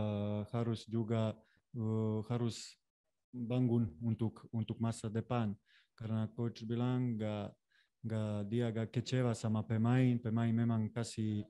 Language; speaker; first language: Indonesian; non-native, fluent; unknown